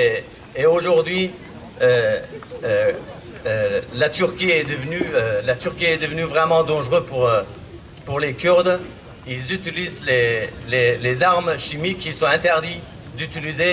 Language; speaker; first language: French; non-native, fluent; Kurdish